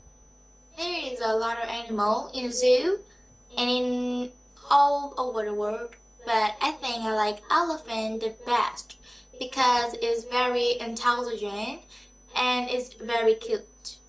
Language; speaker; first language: English; non-native, learner; Vietnamese